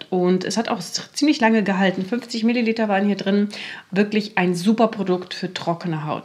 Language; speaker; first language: German; native; German